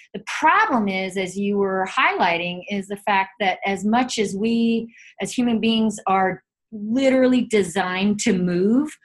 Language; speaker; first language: English; native; English